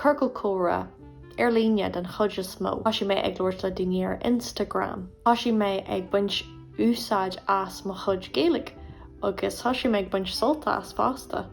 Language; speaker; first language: Irish; non-native, local second language; English